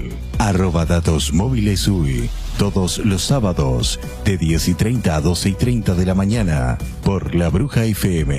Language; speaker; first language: Spanish; native; Spanish